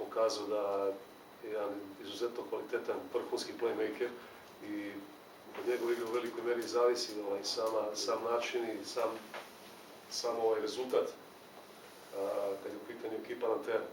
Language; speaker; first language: Serbian; native; Serbian